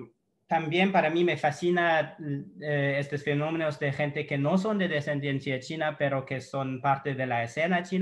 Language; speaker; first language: Spanish; non-native, fluent; English